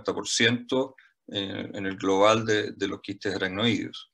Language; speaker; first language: Spanish; native; Spanish